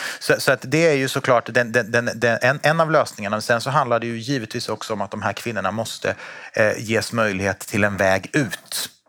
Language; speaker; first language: Swedish; native; Swedish